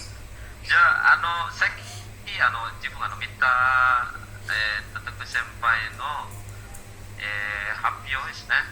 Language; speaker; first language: Japanese; non-native, learner; Indonesian